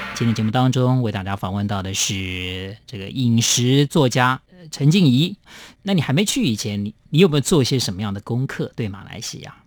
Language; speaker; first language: Chinese; native; Chinese